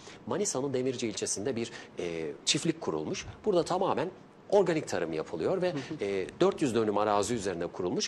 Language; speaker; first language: Turkish; native; Turkish